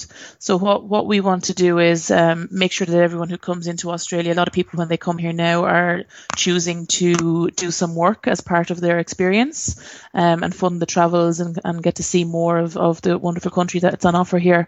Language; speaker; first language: English; native; English